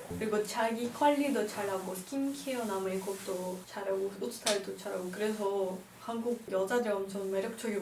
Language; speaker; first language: Korean; non-native, fluent; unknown